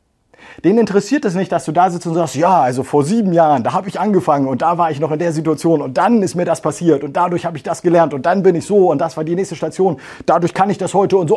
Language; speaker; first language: German; native; German